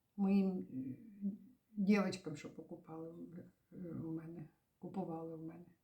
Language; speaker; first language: Ukrainian; native; Ukrainian